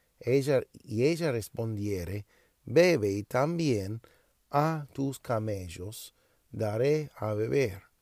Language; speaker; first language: Spanish; non-native, learner; English